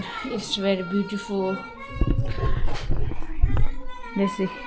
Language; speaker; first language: English; non-native, learner; Tibetan